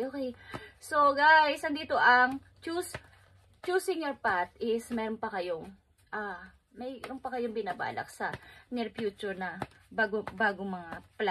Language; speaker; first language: Filipino; native; Filipino